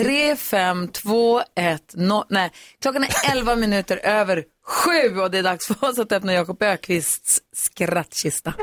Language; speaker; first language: Swedish; native; Swedish